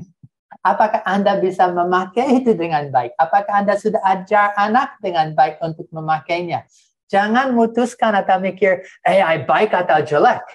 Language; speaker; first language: Indonesian; non-native, fluent; English